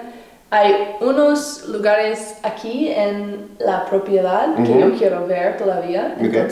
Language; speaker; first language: Spanish; non-native, learner; English